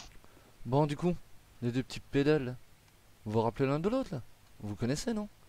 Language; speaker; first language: French; native; French